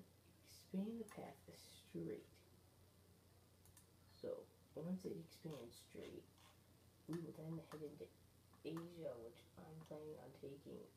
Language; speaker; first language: English; native; English